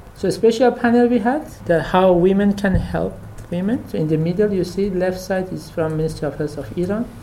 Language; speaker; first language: English; non-native, fluent; Persian